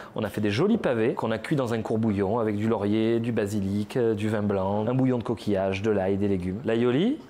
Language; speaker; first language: French; native; French